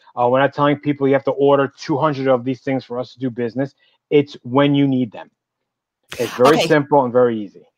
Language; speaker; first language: English; native; English